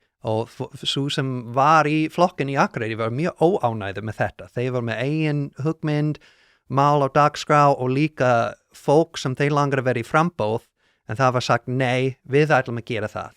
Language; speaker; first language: Icelandic; non-native, learner; English